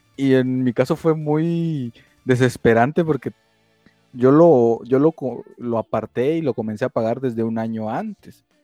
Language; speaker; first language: Spanish; native; Spanish